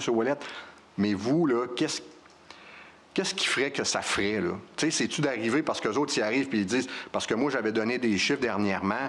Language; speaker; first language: French; native; French